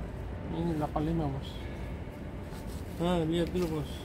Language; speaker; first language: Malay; non-native, learner; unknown